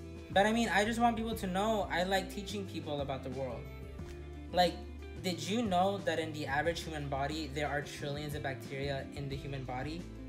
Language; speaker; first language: English; early bilingual, other home language; Spanish